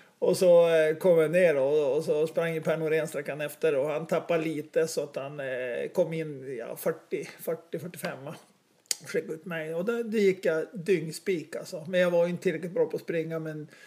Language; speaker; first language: Swedish; native; Swedish